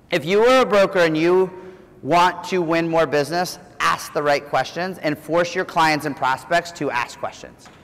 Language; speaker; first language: English; native; English